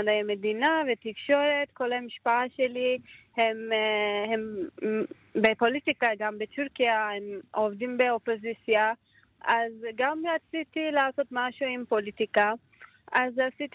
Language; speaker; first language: Hebrew; non-native, learner; Turkish